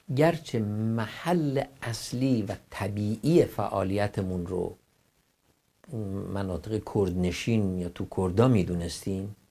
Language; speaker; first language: Persian; non-native, local second language; Kurdish